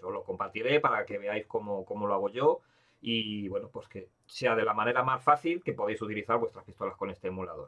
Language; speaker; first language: Spanish; native; Spanish